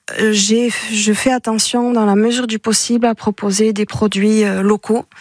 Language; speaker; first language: French; non-native, local second language; Basque